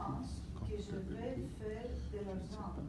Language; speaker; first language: French; non-native, learner; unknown